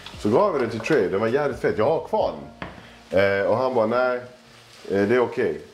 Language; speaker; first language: Swedish; early bilingual, other home language; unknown